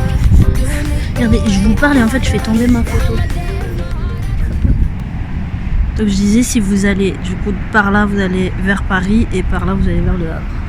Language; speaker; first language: French; native; French